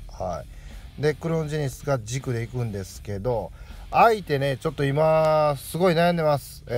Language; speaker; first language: Japanese; native; Japanese